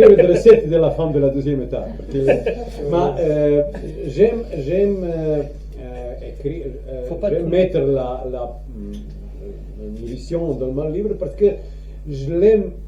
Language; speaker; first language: French; non-native, learner; Croatian